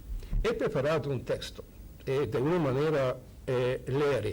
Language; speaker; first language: Spanish; non-native, fluent; Hungarian